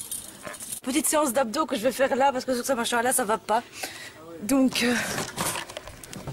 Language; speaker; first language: French; native; French